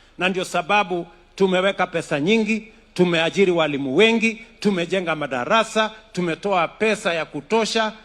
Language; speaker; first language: Swahili; non-native, local second language; Kalenjin